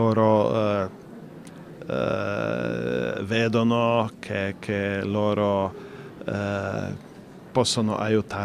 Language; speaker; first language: Italian; non-native, learner; Slovenian